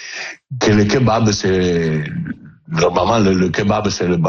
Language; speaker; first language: French; non-native, learner; Italian